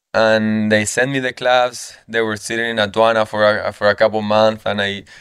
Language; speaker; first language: English; non-native, fluent; Spanish